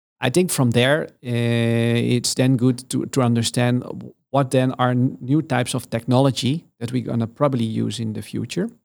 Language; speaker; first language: English; non-native, fluent; Dutch